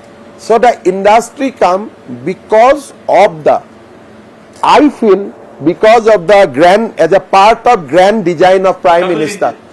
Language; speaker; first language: English; non-native, local second language; Assamese